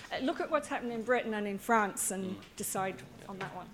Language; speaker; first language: English; native; English